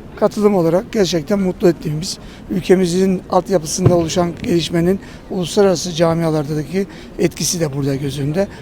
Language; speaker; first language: Turkish; native; Turkish